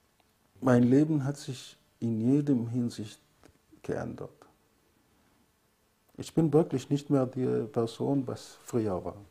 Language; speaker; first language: German; non-native, fluent; Arabic